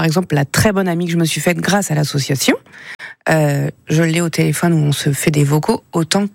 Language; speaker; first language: French; native; French